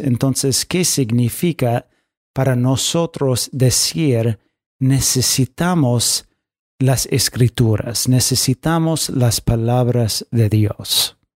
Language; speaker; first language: Spanish; non-native, fluent; English